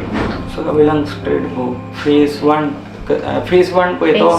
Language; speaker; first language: Filipino; non-native, learner; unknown